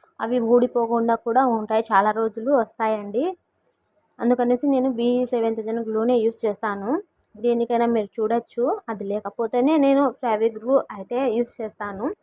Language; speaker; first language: Telugu; non-native, local second language; Urdu